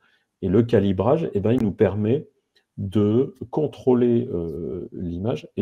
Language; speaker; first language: French; native; French